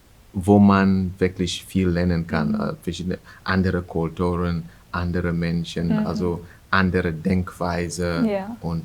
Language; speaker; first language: German; non-native, fluent; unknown